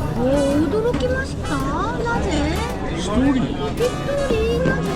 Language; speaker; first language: Japanese; non-native, learner; Korean